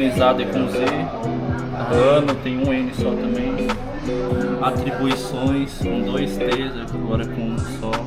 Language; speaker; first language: Portuguese; native; Portuguese